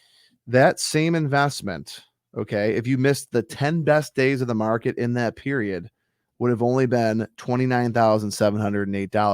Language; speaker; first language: English; native; English